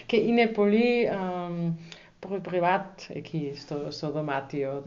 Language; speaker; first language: Greek; non-native, learner; German